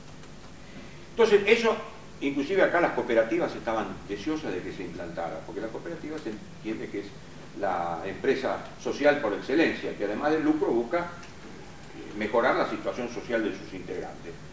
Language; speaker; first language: Spanish; native; Spanish